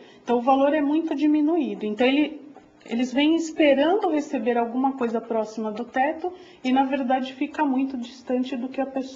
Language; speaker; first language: Portuguese; native; Portuguese